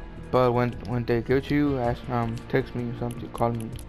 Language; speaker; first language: English; early bilingual, other home language; Spanish